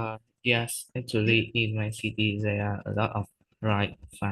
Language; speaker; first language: English; non-native, learner; Vietnamese